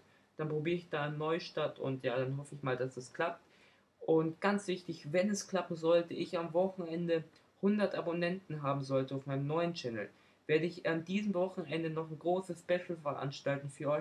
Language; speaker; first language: German; native; German